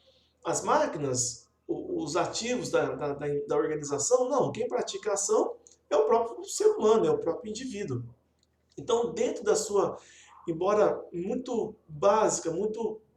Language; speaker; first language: Portuguese; native; Portuguese